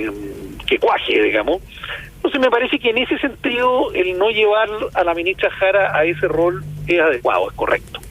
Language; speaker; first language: Spanish; native; Spanish